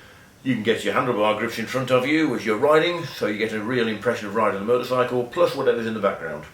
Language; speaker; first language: English; native; English